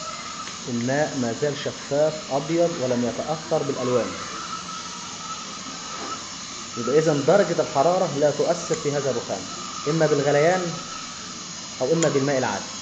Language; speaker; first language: Arabic; native; Arabic